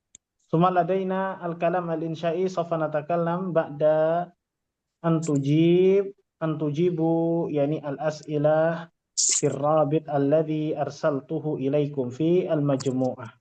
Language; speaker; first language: Arabic; non-native, fluent; Indonesian